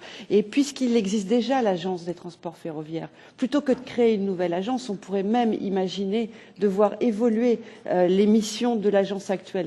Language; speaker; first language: French; native; French